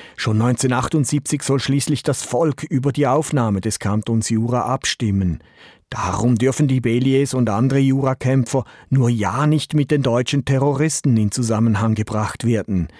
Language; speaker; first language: German; native; German